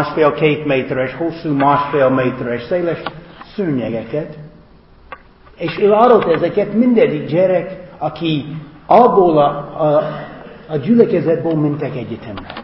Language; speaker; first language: Hungarian; non-native, learner; English